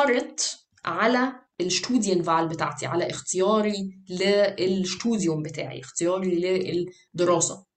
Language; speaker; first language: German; non-native, fluent; Arabic